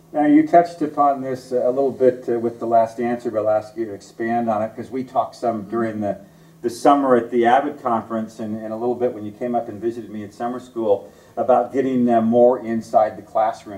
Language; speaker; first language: English; native; English